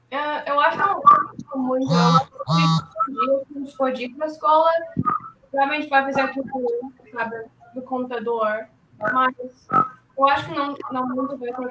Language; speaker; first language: Portuguese; early bilingual, heritage; Portuguese